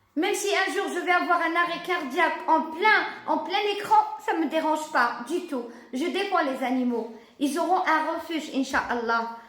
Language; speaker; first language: French; non-native, local second language; Arabic